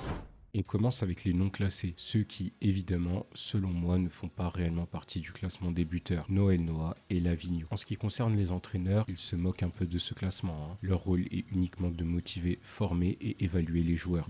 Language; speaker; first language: French; native; French